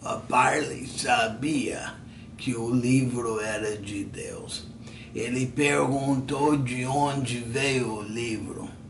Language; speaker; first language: Portuguese; non-native, fluent; English